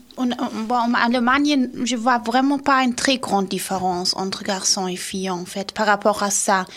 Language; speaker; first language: French; non-native, fluent; German